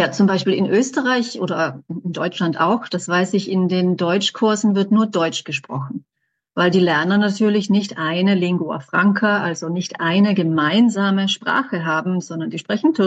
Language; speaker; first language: German; native; German